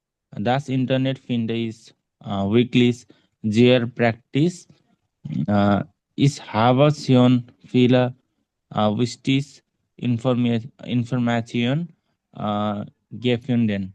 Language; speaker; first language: German; non-native, learner; Nepali